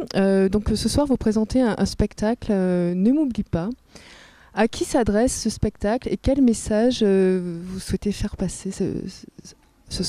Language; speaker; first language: French; native; French